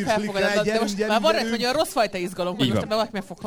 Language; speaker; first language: Hungarian; native; Hungarian